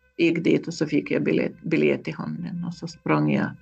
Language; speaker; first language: Swedish; non-native, fluent; Russian